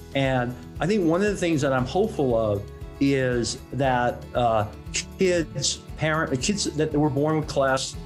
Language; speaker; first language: English; non-native, local second language; Cantonese